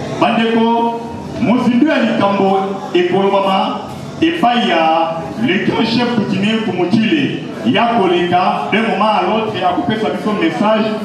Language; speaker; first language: Lingala; native; Lingala